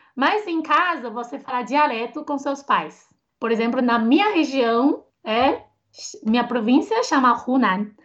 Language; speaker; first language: Portuguese; non-native, fluent; Chinese